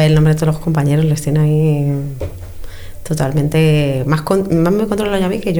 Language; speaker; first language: Spanish; native; Spanish